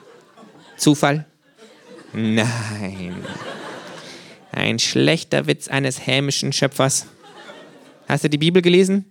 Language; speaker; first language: German; native; German